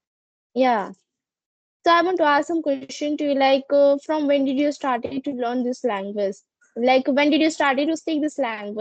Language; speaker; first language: English; non-native, learner; Hindi